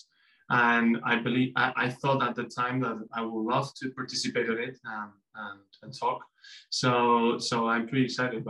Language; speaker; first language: English; non-native, fluent; Spanish